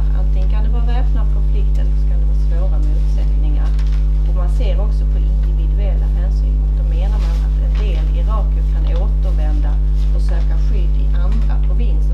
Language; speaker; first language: Swedish; native; Swedish